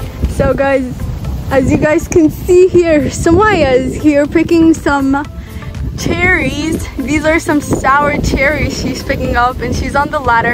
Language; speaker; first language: English; early bilingual, other home language; Persian